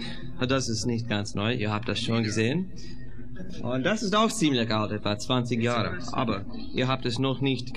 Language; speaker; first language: German; non-native, fluent; English